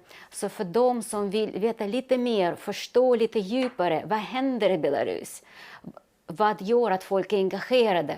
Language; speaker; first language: Swedish; non-native, fluent; Russian